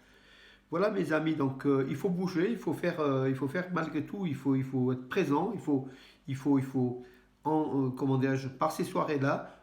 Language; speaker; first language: French; native; French